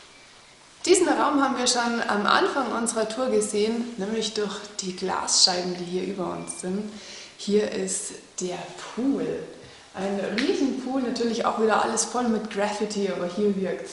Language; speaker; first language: German; native; German